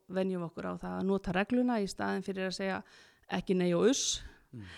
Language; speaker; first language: Icelandic; native; Icelandic